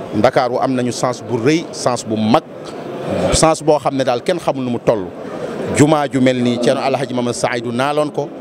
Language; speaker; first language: Wolof; non-native, local second language; Fula